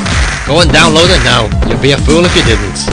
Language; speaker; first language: English; native; English